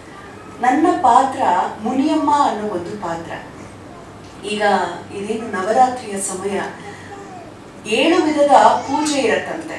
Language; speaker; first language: Kannada; native; Kannada